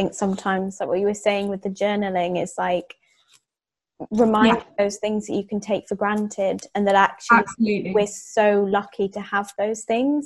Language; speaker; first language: English; native; English